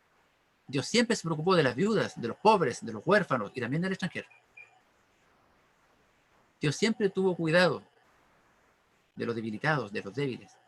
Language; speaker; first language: Spanish; native; Spanish